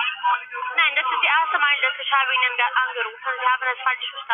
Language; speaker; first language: German; non-native, learner; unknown